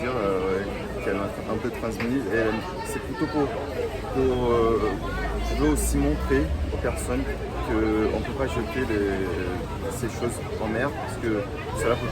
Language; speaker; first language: French; non-native, fluent; Portuguese